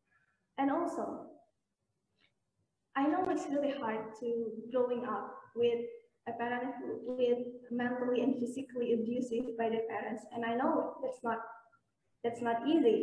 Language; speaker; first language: English; non-native, learner; Indonesian